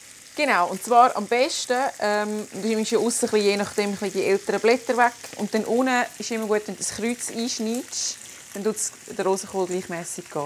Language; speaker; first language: German; native; German